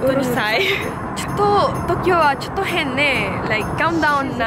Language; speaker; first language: Japanese; non-native, learner; Spanish